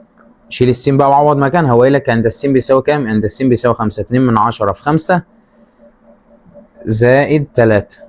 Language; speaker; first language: Arabic; native; Arabic